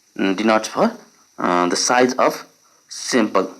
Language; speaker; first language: English; non-native, local second language; Nepali